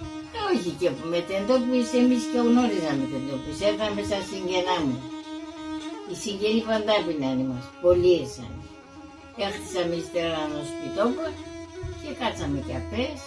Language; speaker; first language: Greek; early bilingual, other home language; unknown